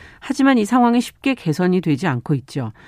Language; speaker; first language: Korean; native; Korean